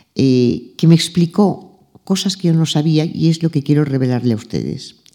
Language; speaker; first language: Spanish; native; Spanish